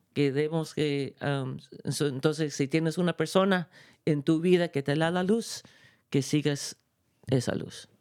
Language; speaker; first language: Spanish; early bilingual, heritage; Spanish